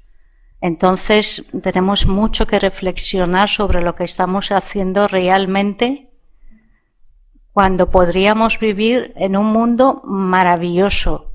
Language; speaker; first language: Spanish; non-native, fluent; Persian